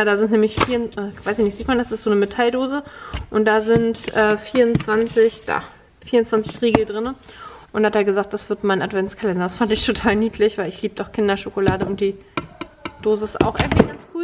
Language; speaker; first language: German; native; German